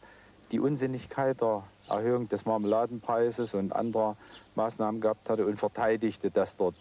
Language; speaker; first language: German; native; German